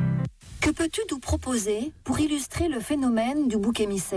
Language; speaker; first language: French; native; French